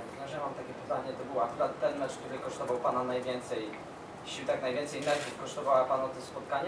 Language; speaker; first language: Polish; native; Polish